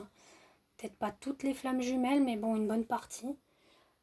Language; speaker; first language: French; native; French